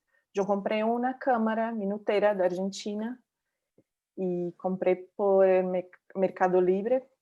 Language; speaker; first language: Spanish; non-native, learner; Portuguese